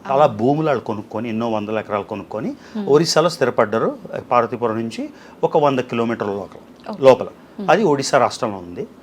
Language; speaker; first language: Telugu; native; Telugu